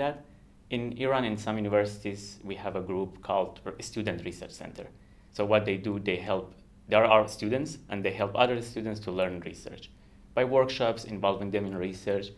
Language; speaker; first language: English; non-native, fluent; Kurdish